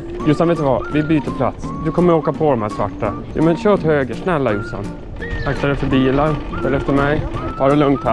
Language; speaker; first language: Swedish; native; Swedish